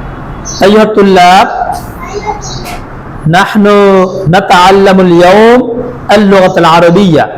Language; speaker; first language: Arabic; non-native, fluent; Bangla